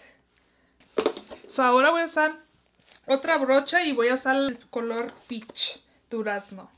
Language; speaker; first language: Spanish; early bilingual, heritage; Spanish